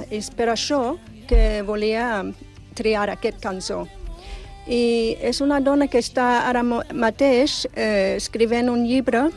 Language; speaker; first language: Catalan; non-native, fluent; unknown